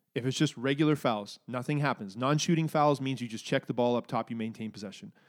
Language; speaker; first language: English; native; English